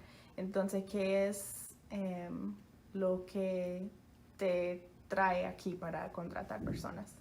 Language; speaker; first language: Spanish; non-native, fluent; English